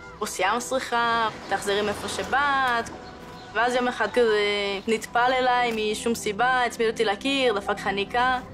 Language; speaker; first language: Hebrew; early bilingual, other home language; Russian